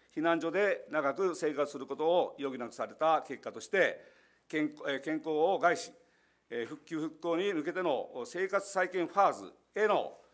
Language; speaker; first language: Japanese; native; Japanese